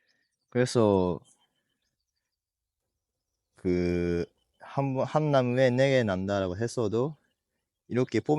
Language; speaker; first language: Korean; non-native, learner; Japanese